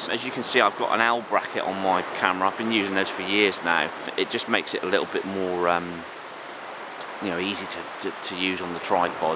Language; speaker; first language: English; native; English